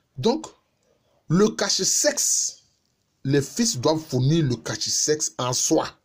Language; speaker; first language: French; non-native, local second language; Baoulé